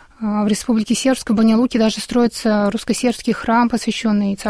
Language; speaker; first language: Russian; native; Russian